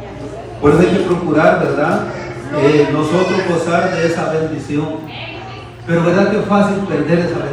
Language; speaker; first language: Spanish; native; Spanish